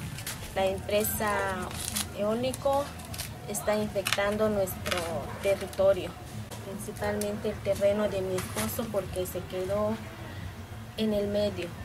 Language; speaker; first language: Spanish; non-native, local second language; Zapotec